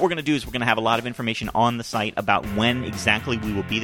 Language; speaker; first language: English; native; English